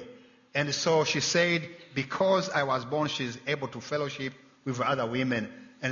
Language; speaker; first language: English; non-native, local second language; Kinyarwanda